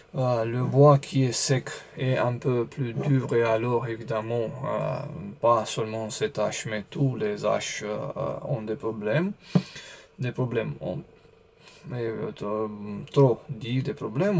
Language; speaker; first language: French; non-native, learner; Romanian